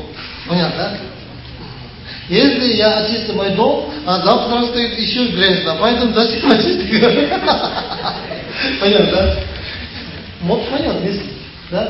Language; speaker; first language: Russian; non-native, learner; Tibetan